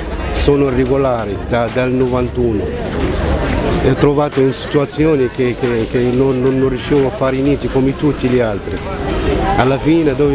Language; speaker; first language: Italian; non-native, fluent; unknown